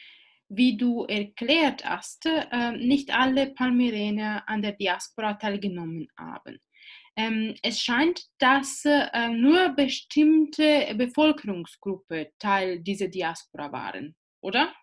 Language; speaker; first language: German; non-native, fluent; Italian